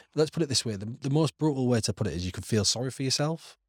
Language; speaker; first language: English; native; English